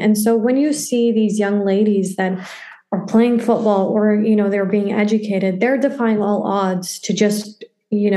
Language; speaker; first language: English; native; English